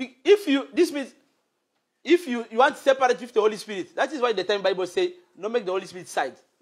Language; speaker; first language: English; non-native, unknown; Lingala